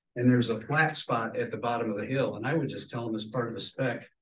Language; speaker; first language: English; native; English